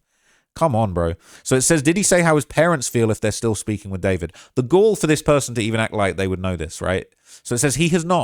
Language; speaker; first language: English; native; English